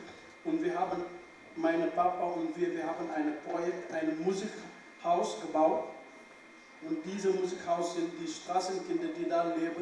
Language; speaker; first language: German; non-native, fluent; Wolof